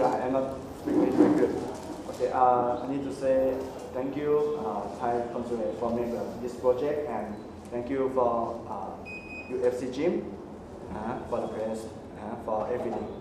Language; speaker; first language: English; non-native, learner; Thai